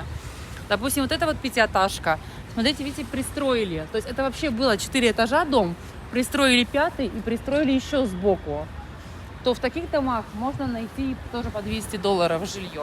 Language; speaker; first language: Russian; native; Russian